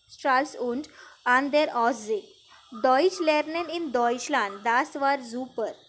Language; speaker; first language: German; non-native, learner; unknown